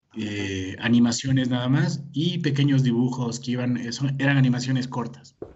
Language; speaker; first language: Spanish; native; Spanish